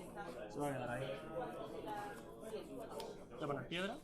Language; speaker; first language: Spanish; native; Spanish